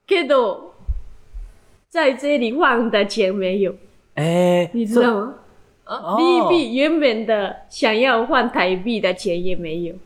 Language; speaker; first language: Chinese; non-native, learner; Japanese